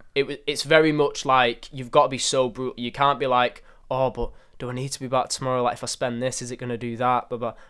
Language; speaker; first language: English; native; English